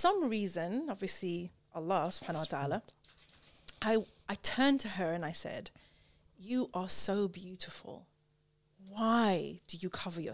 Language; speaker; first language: English; native; English